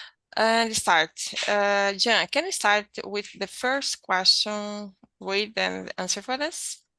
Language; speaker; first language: English; non-native, learner; Portuguese